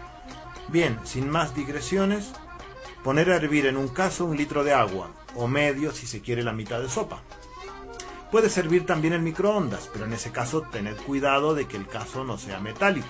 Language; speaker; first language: Spanish; native; Spanish